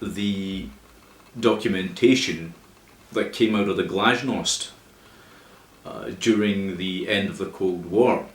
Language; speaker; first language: English; native; English